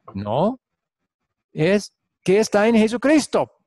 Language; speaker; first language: Spanish; non-native, fluent; English